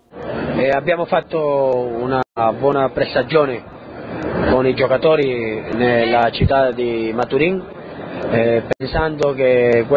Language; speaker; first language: Italian; early bilingual, heritage; Spanish